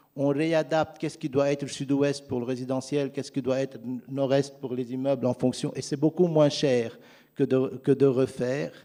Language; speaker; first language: French; non-native, fluent; Arabic